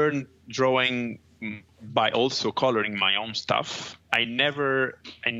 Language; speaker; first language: English; non-native, fluent; Italian